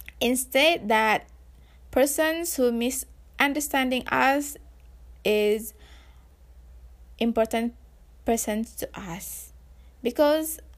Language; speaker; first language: English; non-native, learner; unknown